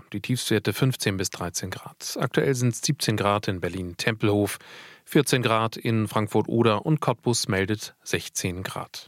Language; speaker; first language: German; native; German